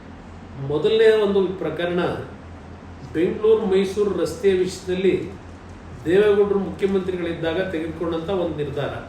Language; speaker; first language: Kannada; native; Kannada